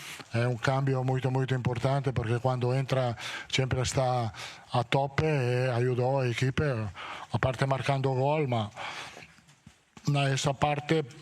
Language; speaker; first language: Portuguese; non-native, learner; Italian